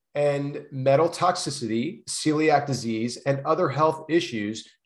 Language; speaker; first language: English; native; English